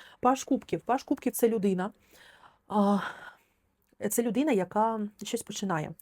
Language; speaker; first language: Ukrainian; non-native, local second language; Russian